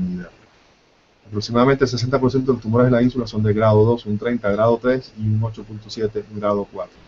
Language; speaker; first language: Spanish; native; Spanish